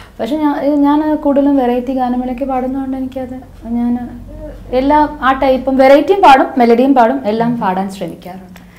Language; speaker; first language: Malayalam; non-native, local second language; Hindi